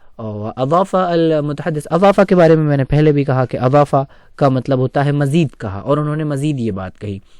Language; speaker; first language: Urdu; native; Urdu